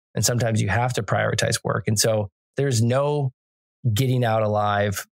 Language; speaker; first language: English; native; English